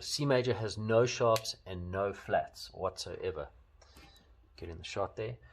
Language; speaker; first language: English; native; English